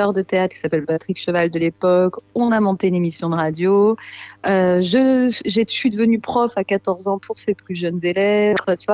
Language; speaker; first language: French; native; French